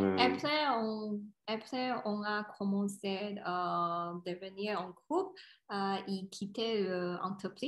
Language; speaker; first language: French; non-native, learner; Chinese